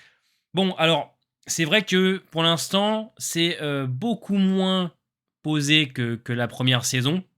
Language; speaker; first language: French; native; French